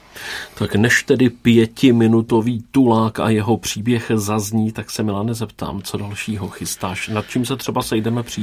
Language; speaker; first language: Czech; native; Czech